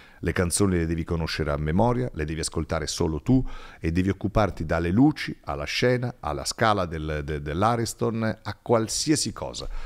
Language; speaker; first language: Italian; native; Italian